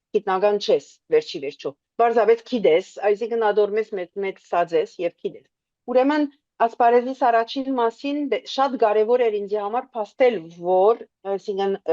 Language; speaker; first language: Armenian; early bilingual, heritage; Armenian